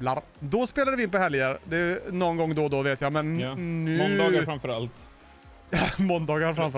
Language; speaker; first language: Swedish; native; Swedish